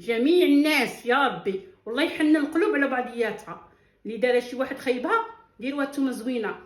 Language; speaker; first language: Arabic; native; Arabic